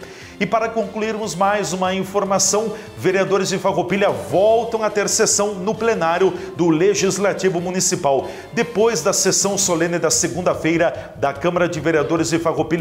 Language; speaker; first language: Portuguese; native; Portuguese